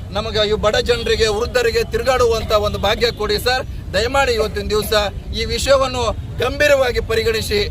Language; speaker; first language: Kannada; non-native, local second language; Lambadi